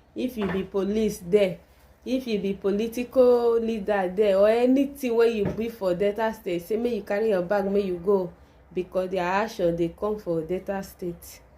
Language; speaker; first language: Nigerian Pidgin; non-native, local second language; Igbo